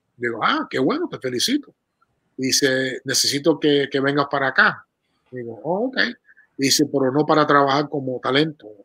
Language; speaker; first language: Spanish; early bilingual, heritage; Spanish